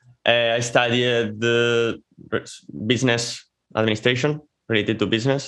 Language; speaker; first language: English; non-native, fluent; Spanish